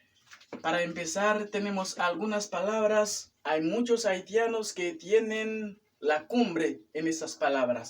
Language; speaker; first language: Spanish; non-native, fluent; Haitian Creole